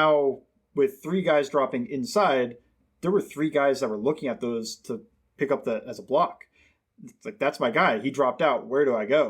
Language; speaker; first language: English; native; English